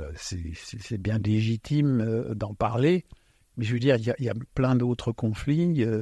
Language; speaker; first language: French; non-native, local second language; Swiss German